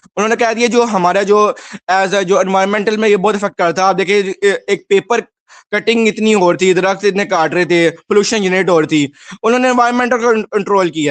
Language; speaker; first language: Urdu; non-native, local second language; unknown